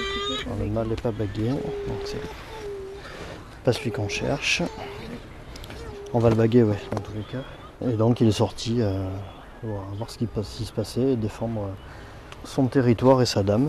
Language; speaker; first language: French; native; French